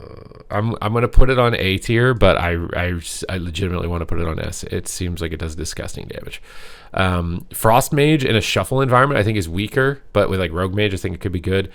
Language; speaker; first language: English; native; English